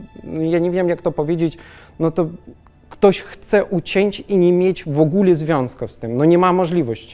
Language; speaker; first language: Polish; non-native, learner; Russian